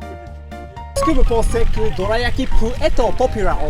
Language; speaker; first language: French; non-native, learner; Japanese